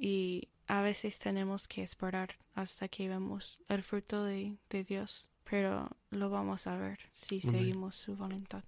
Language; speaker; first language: Spanish; non-native, fluent; English